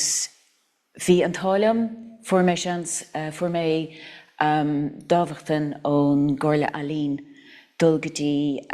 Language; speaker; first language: Irish; non-native, local second language; English